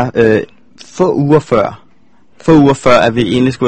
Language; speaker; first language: Danish; native; Danish